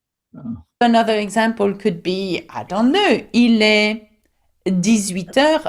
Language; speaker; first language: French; non-native, learner; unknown